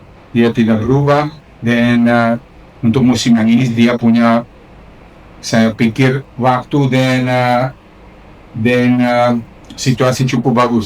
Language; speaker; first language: Indonesian; non-native, fluent; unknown